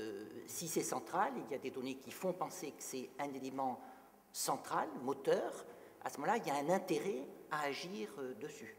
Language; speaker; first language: French; native; French